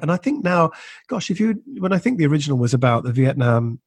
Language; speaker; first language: English; native; English